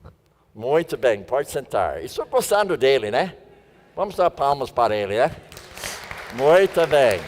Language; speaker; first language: Portuguese; non-native, fluent; English